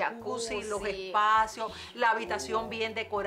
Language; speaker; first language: Spanish; native; Spanish